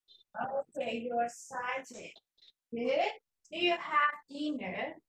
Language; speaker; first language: English; non-native, learner; Vietnamese